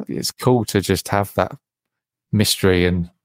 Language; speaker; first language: English; native; English